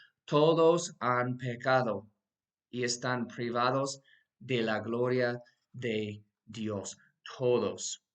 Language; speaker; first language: Spanish; non-native, fluent; English